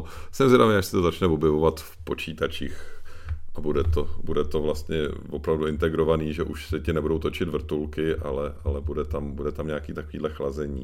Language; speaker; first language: Czech; native; Czech